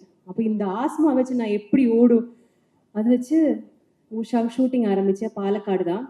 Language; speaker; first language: Tamil; non-native, learner; Malayalam